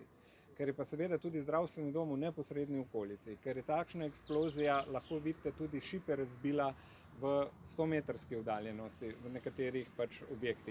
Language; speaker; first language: Slovenian; native; Slovenian